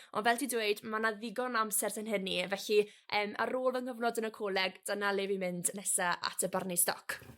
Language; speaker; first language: Welsh; native; Welsh